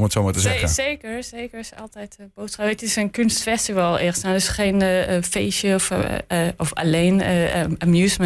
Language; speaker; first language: Dutch; non-native, learner; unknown